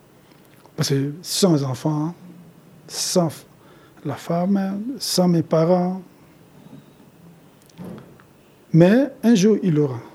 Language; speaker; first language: French; non-native, local second language; Lingala